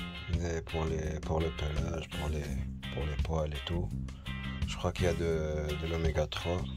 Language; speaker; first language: French; non-native, local second language; Arabic